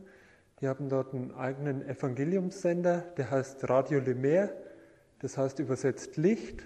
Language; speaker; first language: German; native; German